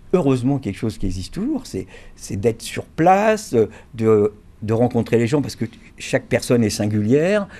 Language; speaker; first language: French; native; French